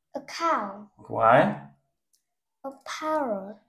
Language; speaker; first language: English; non-native, learner; Vietnamese